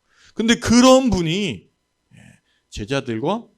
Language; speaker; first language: Korean; native; Korean